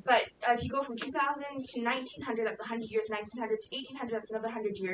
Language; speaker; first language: English; native; English